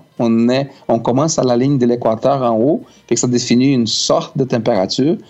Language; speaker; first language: French; native; French